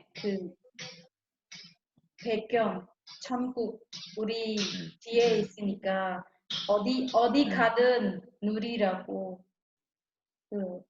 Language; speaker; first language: Korean; non-native, learner; Khmer